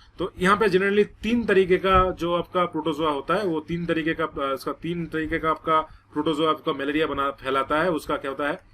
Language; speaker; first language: Hindi; non-native, local second language; Bangla